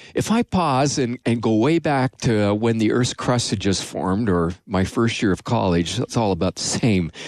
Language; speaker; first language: English; native; English